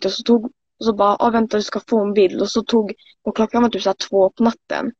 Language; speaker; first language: Swedish; native; Swedish